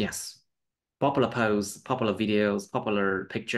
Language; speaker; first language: English; non-native, fluent; Vietnamese